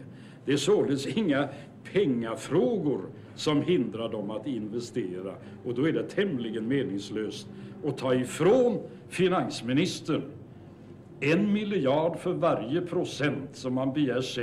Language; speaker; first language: Swedish; native; Swedish